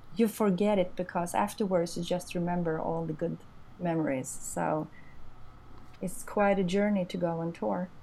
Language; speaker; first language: English; non-native, fluent; Swedish